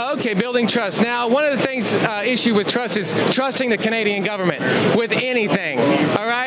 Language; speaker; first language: English; native; English